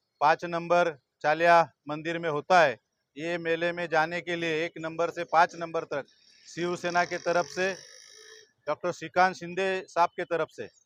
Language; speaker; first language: Hindi; non-native, local second language; Marathi